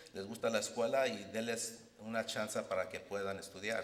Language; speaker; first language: Spanish; early bilingual, heritage; Spanish